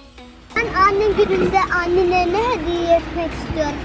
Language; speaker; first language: Turkish; early bilingual, other home language; Arabic